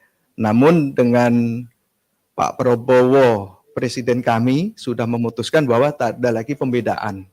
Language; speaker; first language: Indonesian; native; Indonesian